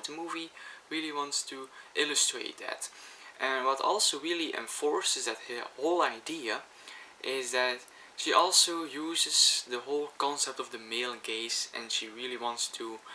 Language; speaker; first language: English; non-native, fluent; Dutch